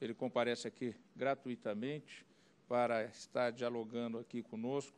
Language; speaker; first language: Portuguese; native; Portuguese